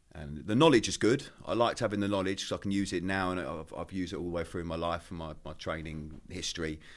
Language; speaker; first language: English; native; English